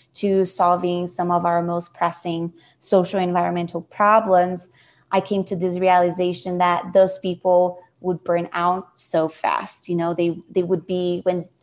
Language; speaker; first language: English; non-native, fluent; Portuguese